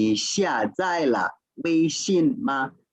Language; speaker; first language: Chinese; non-native, fluent; English